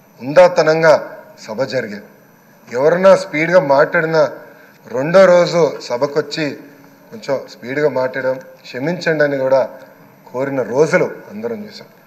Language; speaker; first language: Telugu; native; Telugu